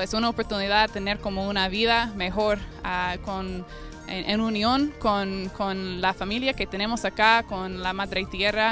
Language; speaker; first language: Spanish; non-native, fluent; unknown